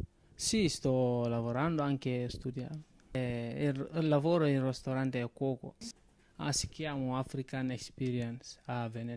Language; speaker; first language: Italian; non-native, learner; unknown